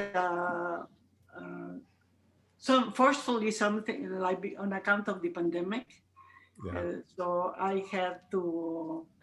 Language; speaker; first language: English; non-native, fluent; Spanish